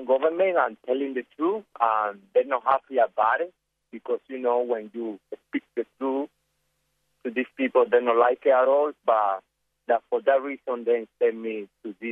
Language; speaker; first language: English; non-native, learner; Spanish